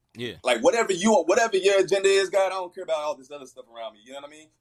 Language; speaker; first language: English; native; English